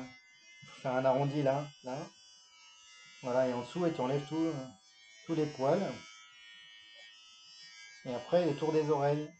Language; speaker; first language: French; native; French